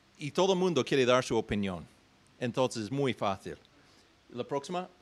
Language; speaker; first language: Spanish; non-native, fluent; English